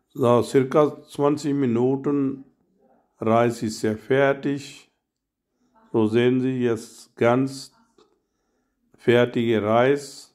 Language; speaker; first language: German; non-native, learner; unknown